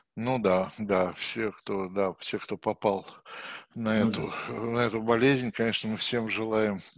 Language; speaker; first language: Russian; native; Russian